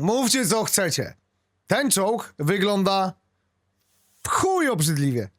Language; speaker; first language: Polish; native; Polish